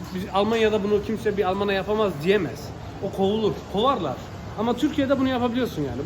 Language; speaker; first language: Turkish; early bilingual, heritage; Turkish